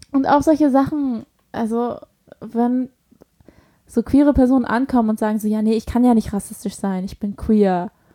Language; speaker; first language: German; early bilingual, other home language; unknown